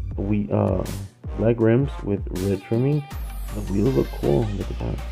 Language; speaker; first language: English; early bilingual, other home language; Spanish